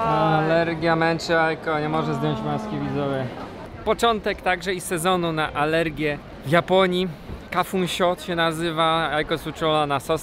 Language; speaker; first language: Polish; native; Polish